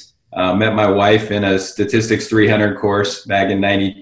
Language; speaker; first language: English; native; English